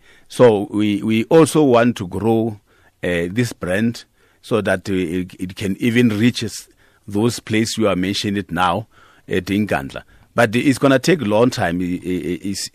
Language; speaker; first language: English; non-native, local second language; Northern Sotho